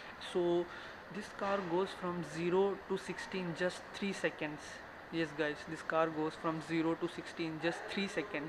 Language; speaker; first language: English; non-native, fluent; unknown